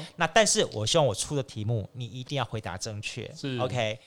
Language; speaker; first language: Chinese; native; Chinese